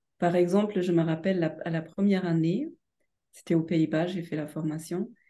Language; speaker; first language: French; non-native, fluent; German